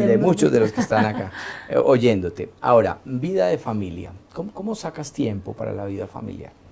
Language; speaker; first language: Spanish; native; Spanish